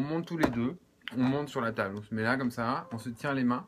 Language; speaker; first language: French; native; French